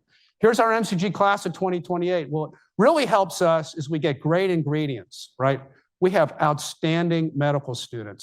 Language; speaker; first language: English; native; English